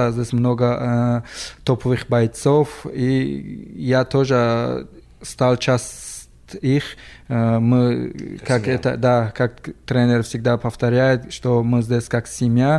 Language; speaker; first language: Russian; non-native, fluent; Tajik